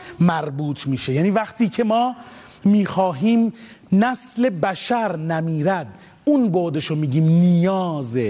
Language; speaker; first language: Persian; native; Persian